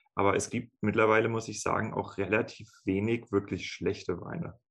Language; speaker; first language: German; native; German